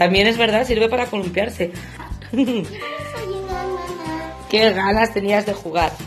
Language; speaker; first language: Spanish; native; Spanish